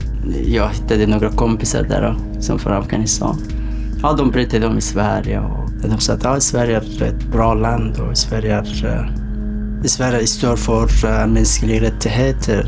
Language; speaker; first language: Swedish; non-native, learner; Persian